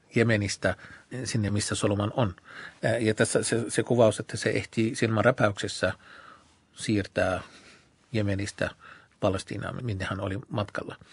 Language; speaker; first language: Finnish; non-native, fluent; Arabic